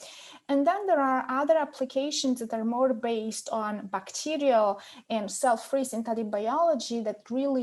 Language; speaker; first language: English; non-native, fluent; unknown